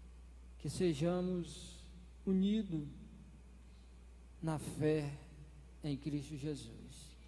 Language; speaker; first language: Portuguese; native; Portuguese